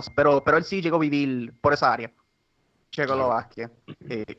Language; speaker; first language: Spanish; non-native, local second language; English